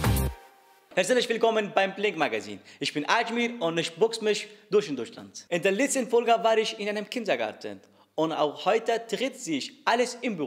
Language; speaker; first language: German; non-native, learner; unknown